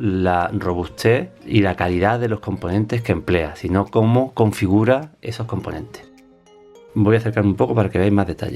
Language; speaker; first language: Spanish; native; Spanish